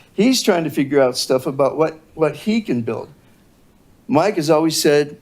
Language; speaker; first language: English; native; English